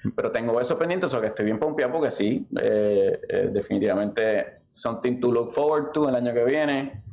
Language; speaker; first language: Spanish; native; Spanish